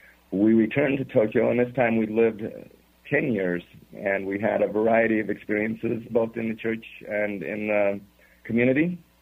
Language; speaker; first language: English; native; English